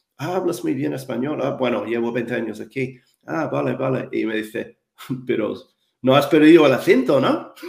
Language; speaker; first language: Spanish; non-native, fluent; English